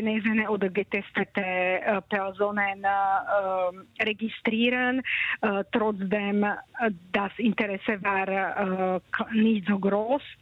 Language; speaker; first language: German; non-native, fluent; Slovak